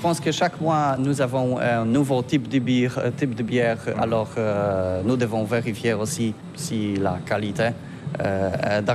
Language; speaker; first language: French; non-native, learner; Polish